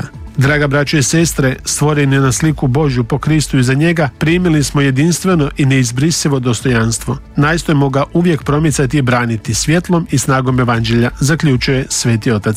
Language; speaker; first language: Bosnian; native; Bosnian